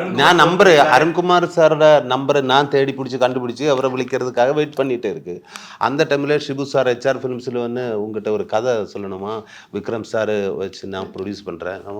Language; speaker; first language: Tamil; non-native, learner; Malayalam